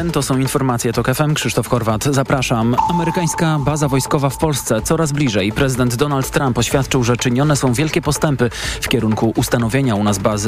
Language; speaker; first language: Polish; native; Polish